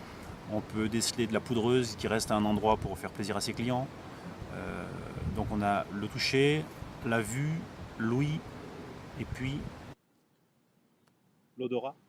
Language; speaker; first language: French; native; French